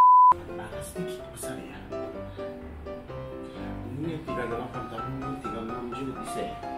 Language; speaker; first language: Indonesian; non-native, fluent; Japanese